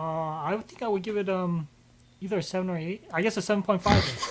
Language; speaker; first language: English; native; English